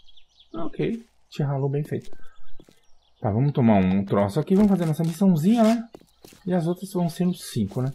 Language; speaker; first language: Portuguese; native; Portuguese